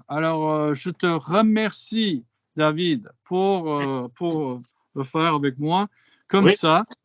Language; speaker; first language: French; non-native, fluent; English